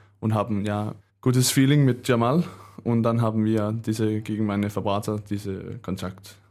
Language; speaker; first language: German; non-native, learner; Danish